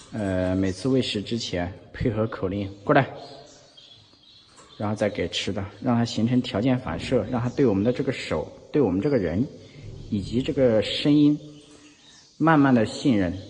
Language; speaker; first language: Chinese; native; Chinese